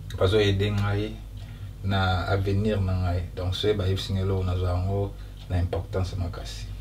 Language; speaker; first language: Lingala; early bilingual, heritage; Lingala